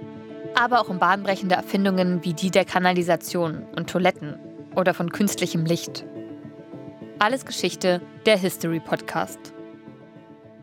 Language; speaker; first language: German; native; German